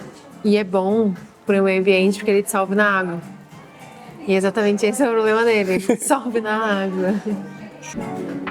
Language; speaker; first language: Portuguese; native; Portuguese